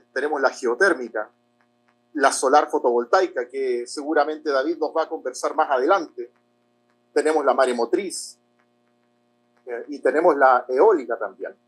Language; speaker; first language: Spanish; native; Spanish